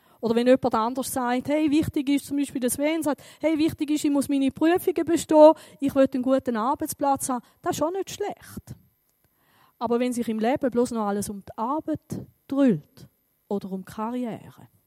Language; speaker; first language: German; native; German